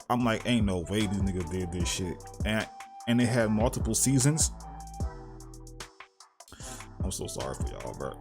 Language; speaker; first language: English; native; English